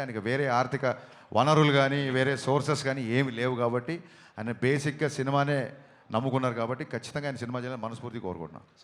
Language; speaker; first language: Telugu; native; Telugu